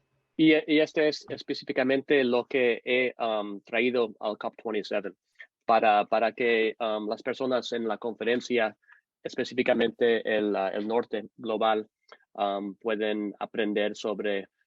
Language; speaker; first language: Spanish; non-native, fluent; English